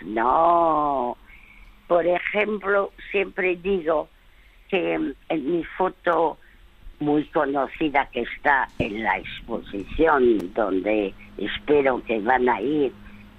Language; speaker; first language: Spanish; early bilingual, other home language; French